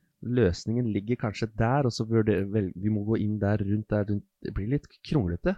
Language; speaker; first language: Norwegian; native; Norwegian